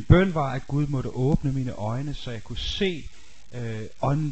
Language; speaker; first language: Danish; native; Danish